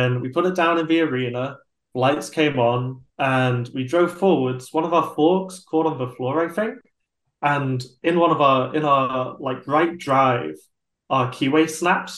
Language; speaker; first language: English; native; English